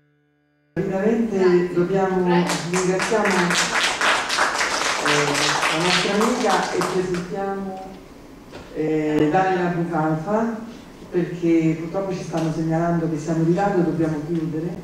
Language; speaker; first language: Italian; native; Italian